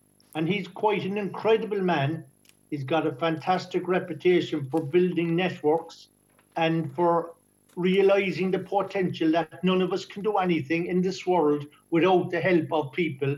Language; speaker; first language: English; native; English